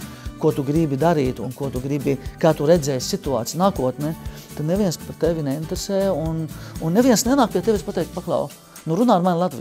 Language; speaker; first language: Latvian; non-native, fluent; Arabic